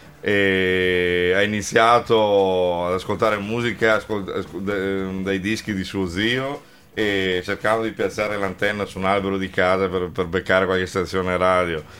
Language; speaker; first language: Italian; native; Italian